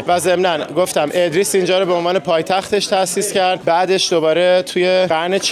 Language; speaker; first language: Persian; native; Persian